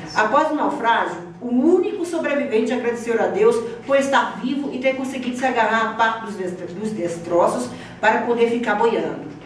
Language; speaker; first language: Portuguese; native; Portuguese